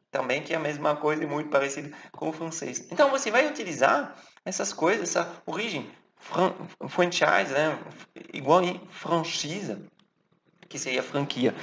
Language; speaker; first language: Portuguese; non-native, fluent; French